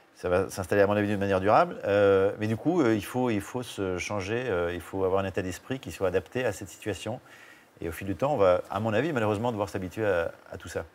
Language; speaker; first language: French; native; French